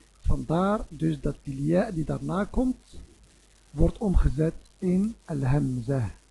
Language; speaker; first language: Dutch; non-native, fluent; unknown